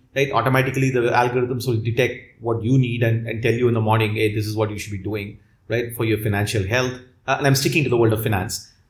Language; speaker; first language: English; non-native, local second language; Tamil